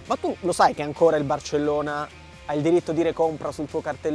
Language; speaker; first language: Italian; native; Italian